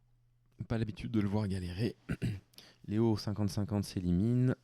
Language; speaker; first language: French; native; French